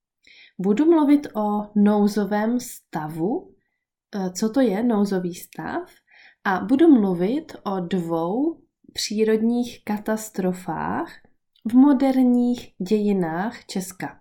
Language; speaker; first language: Czech; native; Czech